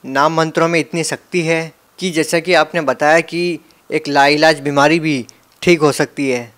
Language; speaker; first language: Hindi; native; Hindi